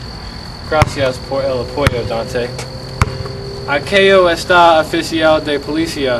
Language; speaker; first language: Spanish; non-native, learner; English